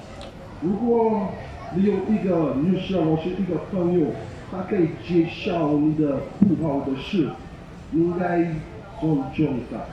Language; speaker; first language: Chinese; non-native, learner; English